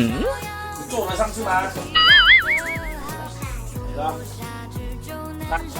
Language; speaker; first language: Chinese; native; Chinese